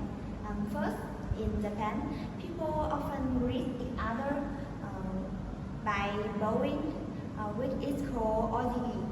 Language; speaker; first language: English; non-native, learner; Vietnamese